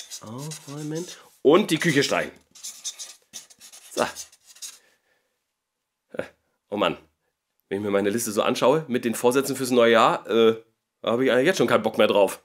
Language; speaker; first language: German; native; German